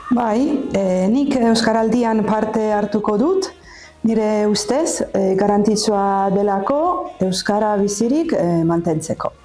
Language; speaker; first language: Basque; non-native, learner; Italian